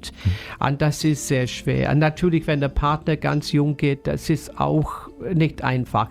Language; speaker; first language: German; non-native, fluent; English